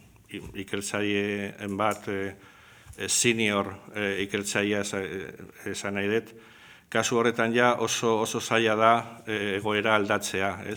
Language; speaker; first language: Basque; non-native, local second language; Spanish